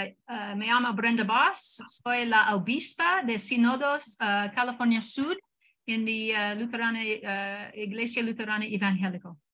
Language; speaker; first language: Spanish; non-native, learner; English